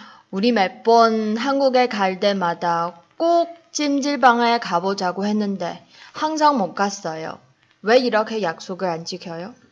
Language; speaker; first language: Korean; non-native, fluent; Chinese